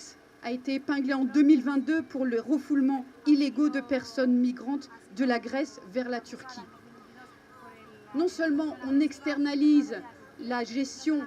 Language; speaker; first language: French; native; French